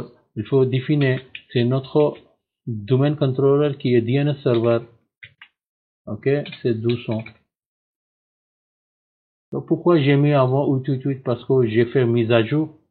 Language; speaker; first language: French; non-native, learner; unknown